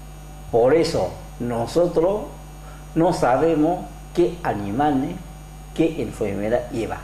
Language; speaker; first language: Spanish; non-native, learner; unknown